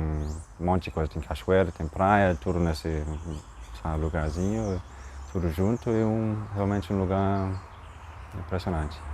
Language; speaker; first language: Portuguese; non-native, fluent; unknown